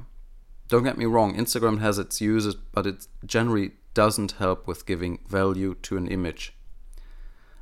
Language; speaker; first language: English; non-native, fluent; German